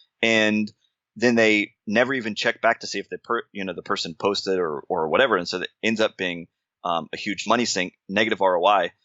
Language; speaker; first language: English; native; English